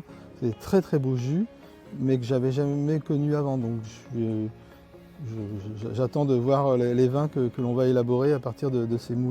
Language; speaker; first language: French; native; French